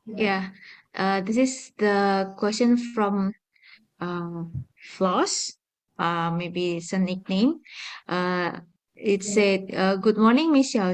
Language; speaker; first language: English; non-native, fluent; Indonesian